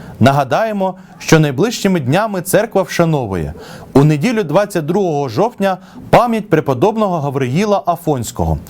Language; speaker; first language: Ukrainian; native; Ukrainian